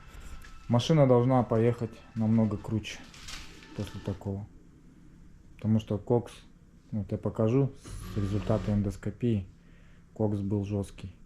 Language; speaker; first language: Russian; native; Russian